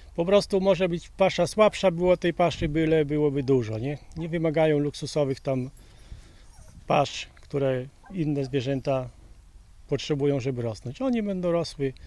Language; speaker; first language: Polish; native; Polish